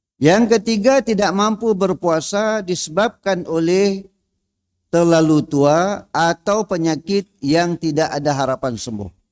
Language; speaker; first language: Malay; native; Malay